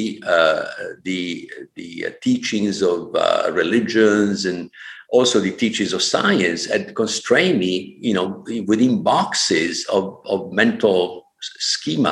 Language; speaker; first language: English; non-native, fluent; Italian